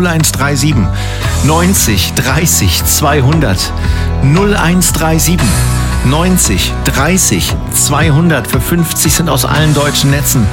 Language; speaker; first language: German; native; German